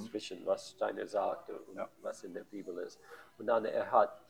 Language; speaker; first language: German; non-native, learner; English